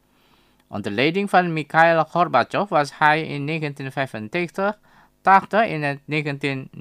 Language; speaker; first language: Dutch; non-native, fluent; Indonesian